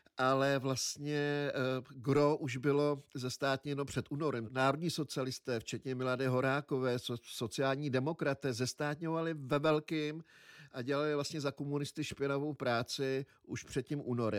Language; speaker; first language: Czech; native; Czech